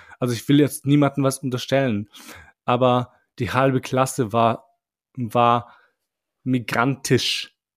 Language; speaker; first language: German; early bilingual, other home language; Albanian